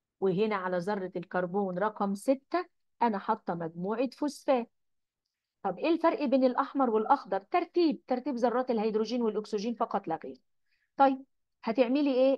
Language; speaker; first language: Arabic; native; Arabic